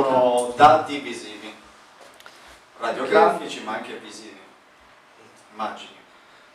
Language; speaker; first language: Italian; native; Italian